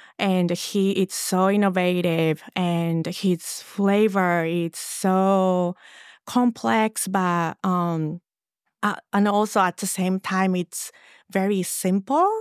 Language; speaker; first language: English; non-native, fluent; Japanese